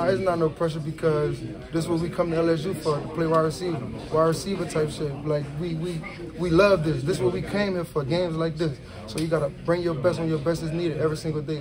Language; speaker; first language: English; native; English